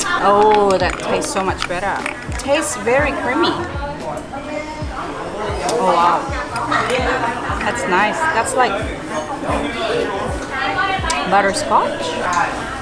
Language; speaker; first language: English; non-native, fluent; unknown